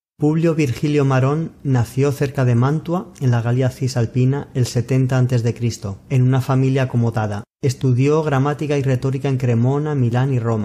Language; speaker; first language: Spanish; native; Spanish